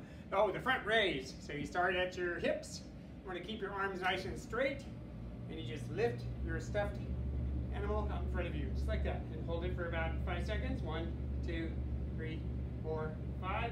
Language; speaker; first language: English; native; English